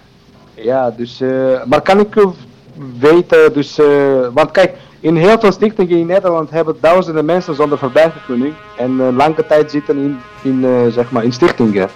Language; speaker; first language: Dutch; non-native, learner; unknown